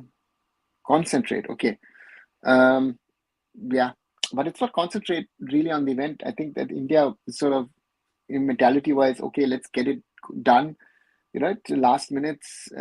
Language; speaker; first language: English; non-native, local second language; Bangla